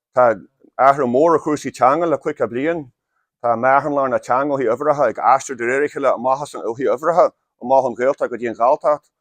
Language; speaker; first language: Irish; native; Irish